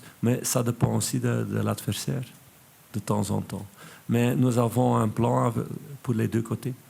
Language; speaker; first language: French; non-native, local second language; Dutch